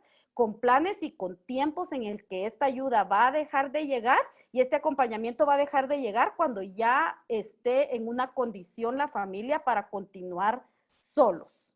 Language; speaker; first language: Spanish; native; Spanish